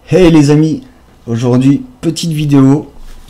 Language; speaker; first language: French; native; French